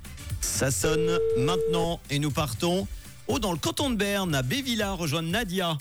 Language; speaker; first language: French; native; French